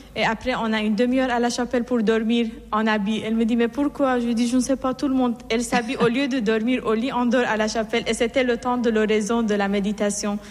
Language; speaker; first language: French; non-native, fluent; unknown